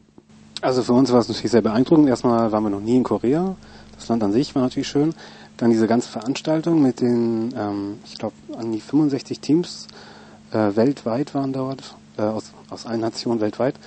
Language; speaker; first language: German; native; German